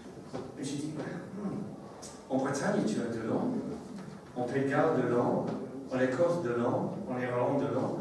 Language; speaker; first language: French; non-native, learner; English